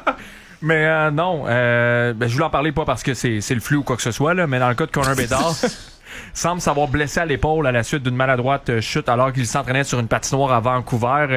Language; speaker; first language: French; native; French